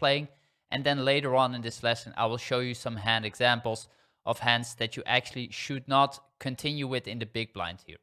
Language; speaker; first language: English; non-native, fluent; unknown